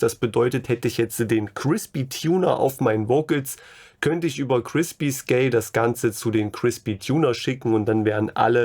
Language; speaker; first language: German; native; German